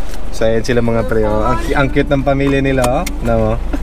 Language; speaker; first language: Filipino; native; Filipino